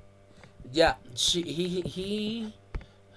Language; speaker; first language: English; non-native, fluent; Spanish